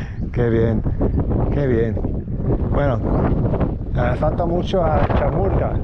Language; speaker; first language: Spanish; non-native, fluent; English